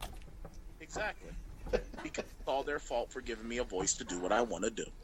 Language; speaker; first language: English; native; English